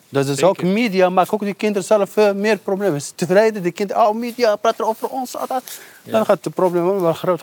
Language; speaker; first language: Dutch; non-native, learner; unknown